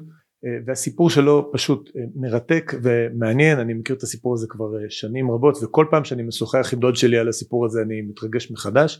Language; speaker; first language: Hebrew; native; Hebrew